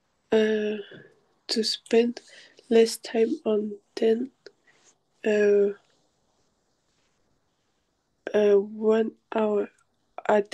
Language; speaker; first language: English; non-native, learner; French